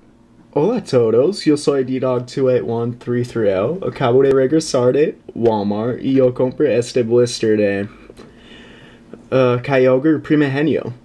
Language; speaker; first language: Spanish; non-native, learner; English